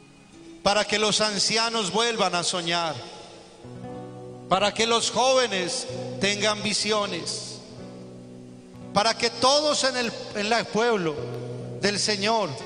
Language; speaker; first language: Spanish; native; Spanish